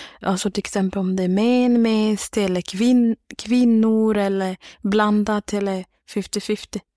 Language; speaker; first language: Swedish; non-native, learner; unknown